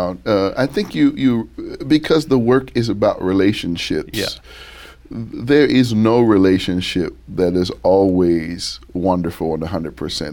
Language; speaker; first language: English; native; English